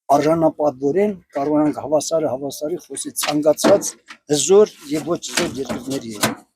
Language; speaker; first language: Armenian; native; Armenian